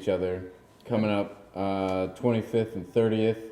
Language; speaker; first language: English; native; English